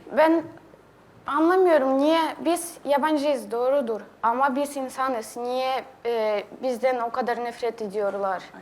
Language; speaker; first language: Turkish; non-native, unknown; Russian